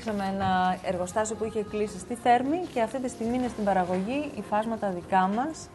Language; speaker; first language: Greek; native; Greek